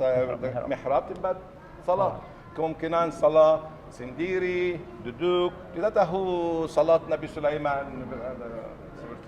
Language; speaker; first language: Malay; non-native, learner; Arabic